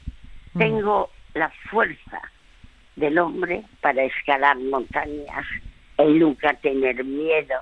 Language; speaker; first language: Spanish; early bilingual, other home language; French